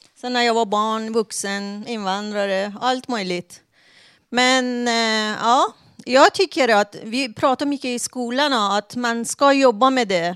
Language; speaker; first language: Swedish; non-native, fluent; Persian